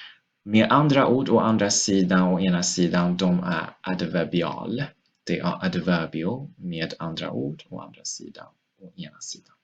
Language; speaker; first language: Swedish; non-native, fluent; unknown